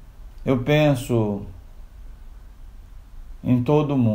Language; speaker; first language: Portuguese; non-native, local second language; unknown